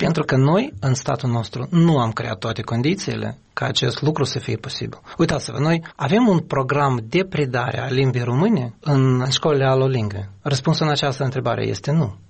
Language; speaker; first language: Romanian; non-native, local second language; Russian